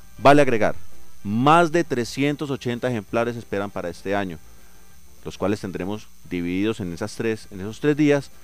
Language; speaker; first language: Spanish; native; Spanish